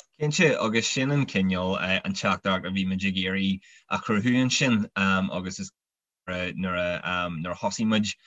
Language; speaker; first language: Irish; non-native, local second language; English